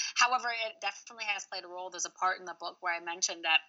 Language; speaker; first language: English; early bilingual, other home language; Arabic